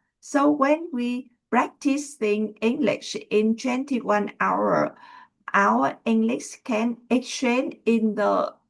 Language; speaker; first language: English; non-native, learner; Vietnamese